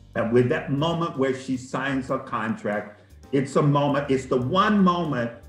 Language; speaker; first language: English; native; English